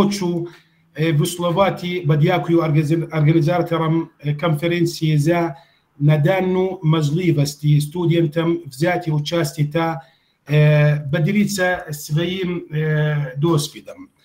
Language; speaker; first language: Ukrainian; non-native, fluent; Arabic